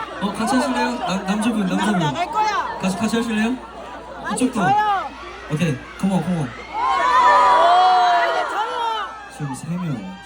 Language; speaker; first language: Korean; early bilingual, heritage; Korean